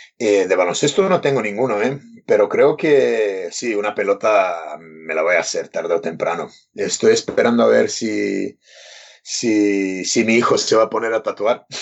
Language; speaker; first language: Spanish; non-native, fluent; Serbian